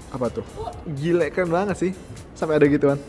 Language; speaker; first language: Indonesian; native; Indonesian